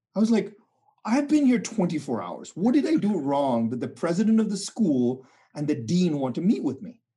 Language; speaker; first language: English; non-native, local second language; Tamil